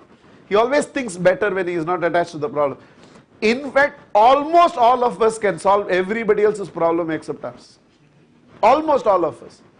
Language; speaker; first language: English; non-native, local second language; Tamil